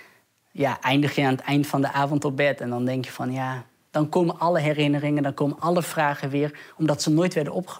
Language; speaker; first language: Dutch; early bilingual, other home language; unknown